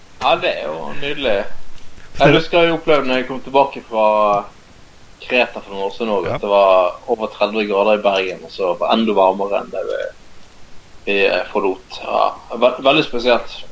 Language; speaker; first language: Norwegian; native; Norwegian